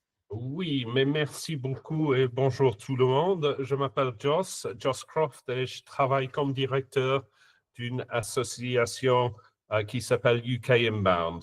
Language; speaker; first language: French; non-native, fluent; English